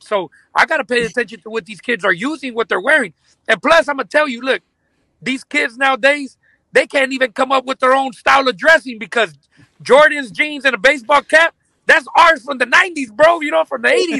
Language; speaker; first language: English; early bilingual, other home language; Spanish